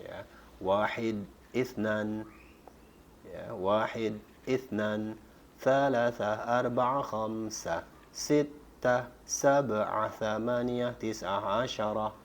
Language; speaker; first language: Arabic; non-native, fluent; Indonesian